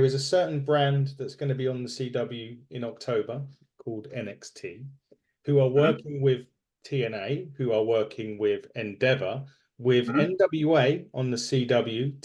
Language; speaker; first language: English; native; English